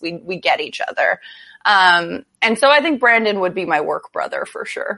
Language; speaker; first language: English; native; English